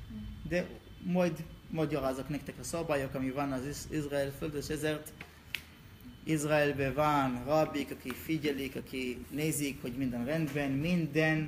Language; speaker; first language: Hungarian; non-native, learner; Hebrew